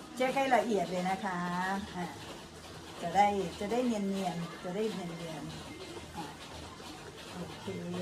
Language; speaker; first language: Thai; native; Thai